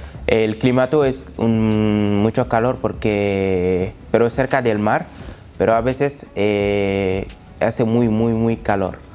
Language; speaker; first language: Spanish; non-native, learner; Wolof